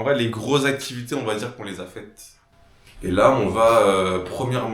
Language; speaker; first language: French; native; French